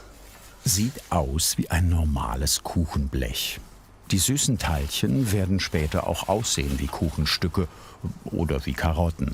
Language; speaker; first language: German; native; German